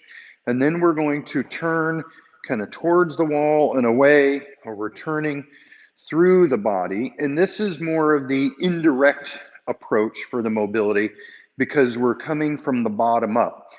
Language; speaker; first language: English; native; English